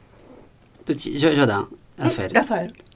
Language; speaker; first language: Japanese; non-native, fluent; French